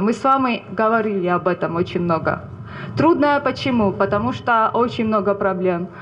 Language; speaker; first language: Russian; non-native, fluent; Georgian